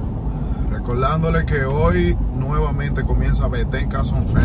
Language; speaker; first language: Spanish; native; Spanish